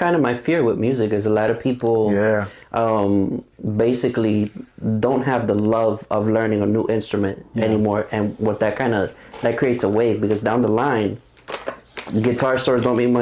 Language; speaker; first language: English; native; English